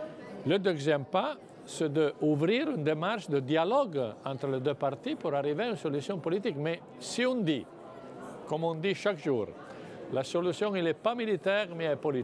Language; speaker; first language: French; non-native, fluent; Italian